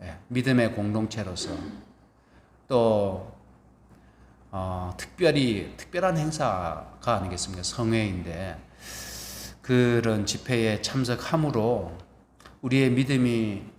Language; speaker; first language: Korean; native; Korean